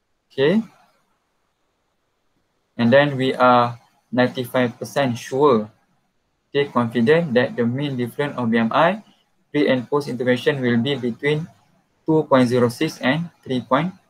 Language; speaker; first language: English; non-native, local second language; Malay